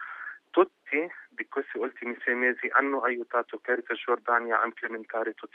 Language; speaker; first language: Italian; non-native, fluent; Arabic